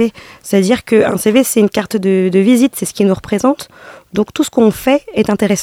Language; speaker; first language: French; native; French